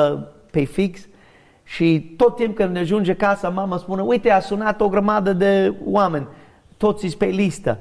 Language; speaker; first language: Romanian; non-native, learner; English